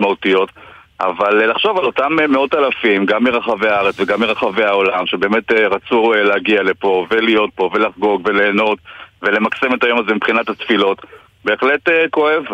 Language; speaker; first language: Hebrew; native; Hebrew